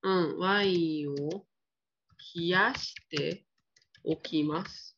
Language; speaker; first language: Japanese; non-native, fluent; Vietnamese